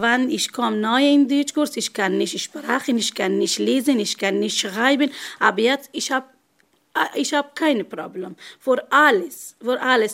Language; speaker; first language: German; non-native, learner; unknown